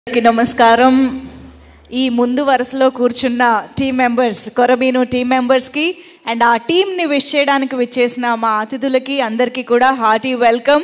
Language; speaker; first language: Telugu; native; Telugu